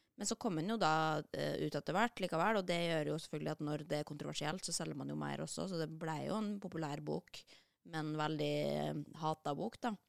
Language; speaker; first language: Norwegian; native; Norwegian